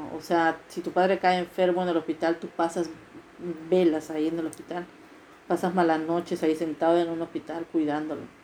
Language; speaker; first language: Spanish; native; Spanish